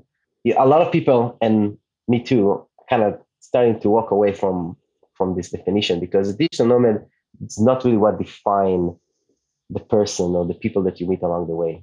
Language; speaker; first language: English; non-native, fluent; Hebrew